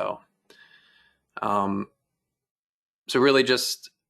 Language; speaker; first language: English; native; English